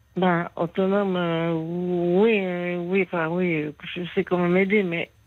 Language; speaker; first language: French; native; French